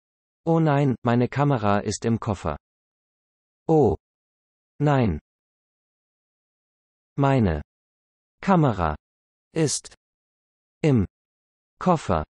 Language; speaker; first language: German; non-native, learner; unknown